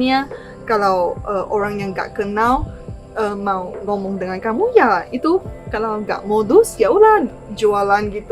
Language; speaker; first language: Indonesian; non-native, fluent; Chinese